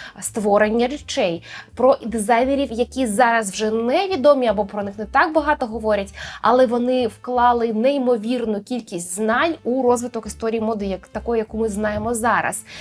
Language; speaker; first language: Ukrainian; native; Ukrainian